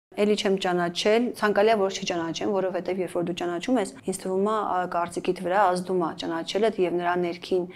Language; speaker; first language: Armenian; native; Armenian